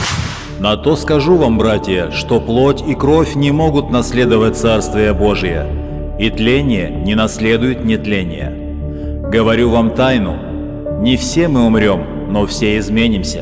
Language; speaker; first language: Russian; native; Russian